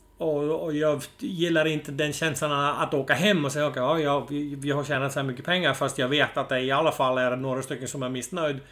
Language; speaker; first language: Swedish; non-native, fluent; Dutch